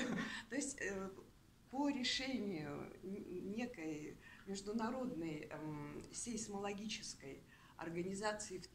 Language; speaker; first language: Russian; native; Russian